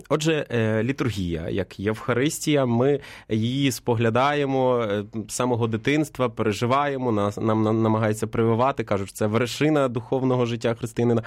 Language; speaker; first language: Ukrainian; native; Ukrainian